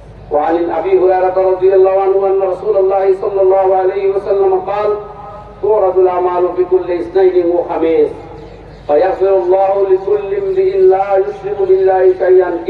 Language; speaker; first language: Arabic; non-native, fluent; Bangla